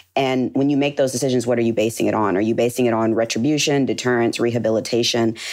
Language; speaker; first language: English; native; English